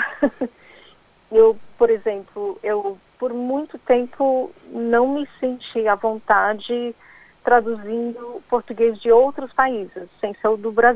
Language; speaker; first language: Portuguese; non-native, fluent; English